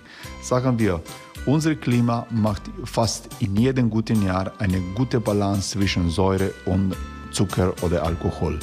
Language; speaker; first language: German; non-native, learner; Croatian